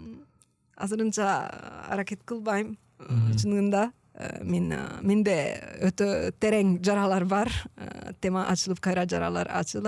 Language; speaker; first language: Kyrgyz; non-native, learner; Italian